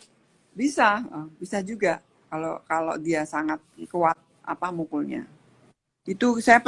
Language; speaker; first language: Indonesian; native; Indonesian